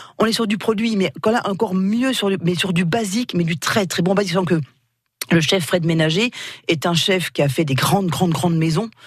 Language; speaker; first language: French; native; French